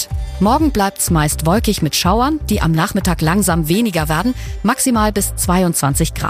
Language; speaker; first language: German; native; German